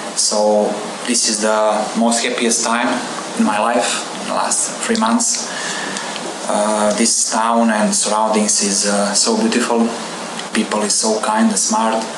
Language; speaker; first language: English; non-native, learner; Serbian